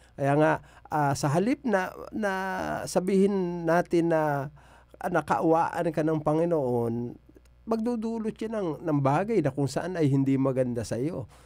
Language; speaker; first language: Filipino; native; Filipino